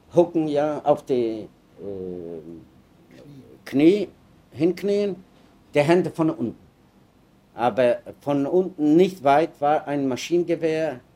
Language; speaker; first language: German; non-native, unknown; Yiddish